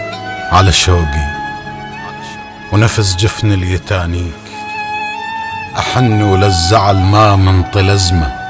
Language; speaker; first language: Arabic; native; Arabic